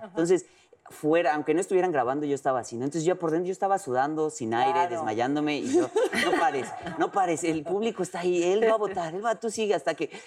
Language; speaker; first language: Spanish; native; Spanish